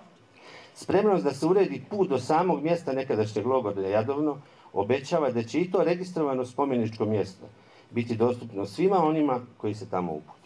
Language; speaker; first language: Croatian; native; Croatian